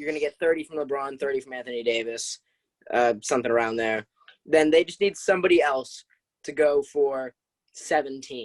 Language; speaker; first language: English; native; English